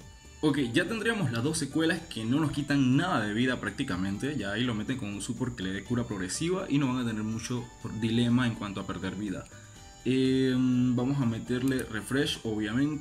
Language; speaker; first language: Spanish; native; Spanish